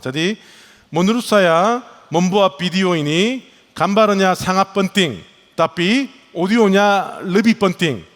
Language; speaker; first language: Indonesian; non-native, learner; Korean